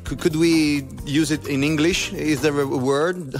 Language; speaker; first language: English; non-native, fluent; Italian